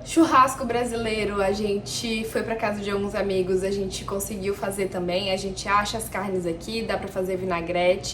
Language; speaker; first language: Portuguese; native; Portuguese